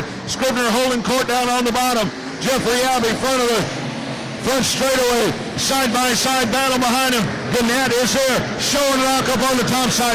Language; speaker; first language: English; native; English